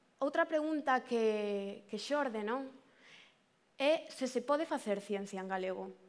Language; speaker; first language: Galician; native; Galician